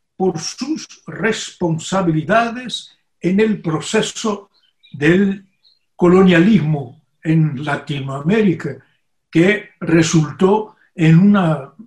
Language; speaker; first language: Spanish; non-native, fluent; Portuguese